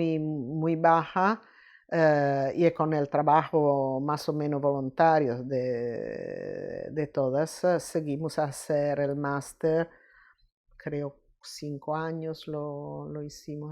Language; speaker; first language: Spanish; non-native, fluent; Italian